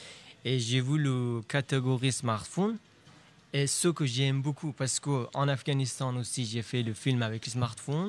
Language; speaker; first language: French; non-native, learner; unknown